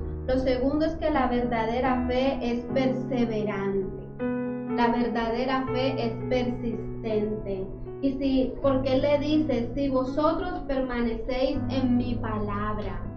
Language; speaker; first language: Spanish; native; Spanish